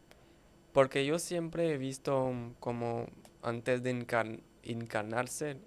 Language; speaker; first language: Spanish; non-native, learner; French